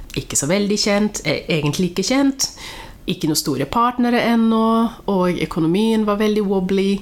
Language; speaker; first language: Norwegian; early bilingual, other home language; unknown